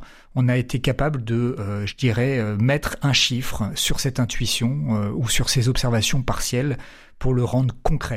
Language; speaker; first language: French; native; French